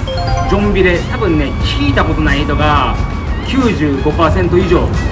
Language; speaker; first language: Japanese; native; Japanese